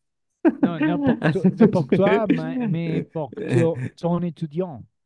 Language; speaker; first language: French; non-native, learner; Spanish